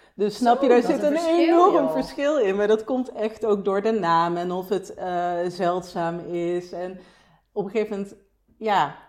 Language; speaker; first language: Dutch; native; Dutch